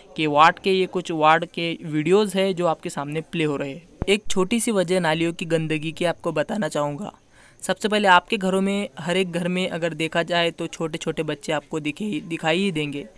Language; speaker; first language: Hindi; non-native, local second language; Urdu